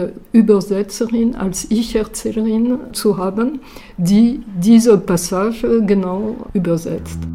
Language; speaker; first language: German; non-native, fluent; French